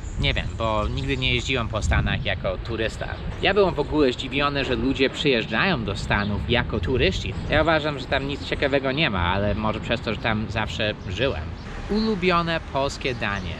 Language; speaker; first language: Polish; early bilingual, heritage; Polish